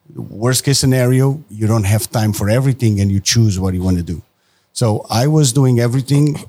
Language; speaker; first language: English; non-native, fluent; Portuguese